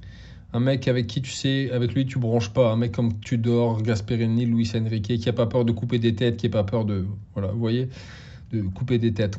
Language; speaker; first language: French; native; French